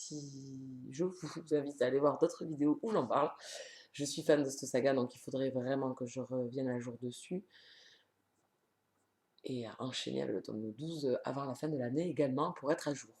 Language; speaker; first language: French; native; French